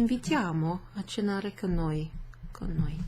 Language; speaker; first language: Italian; non-native, fluent; English